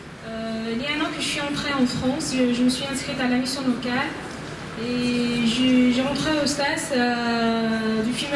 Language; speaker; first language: French; non-native, learner; Arabic